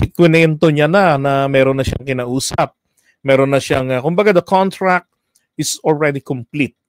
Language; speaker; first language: Filipino; native; Filipino